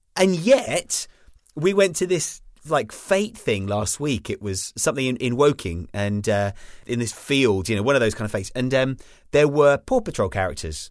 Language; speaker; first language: English; native; English